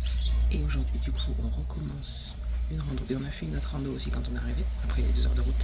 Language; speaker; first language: French; native; French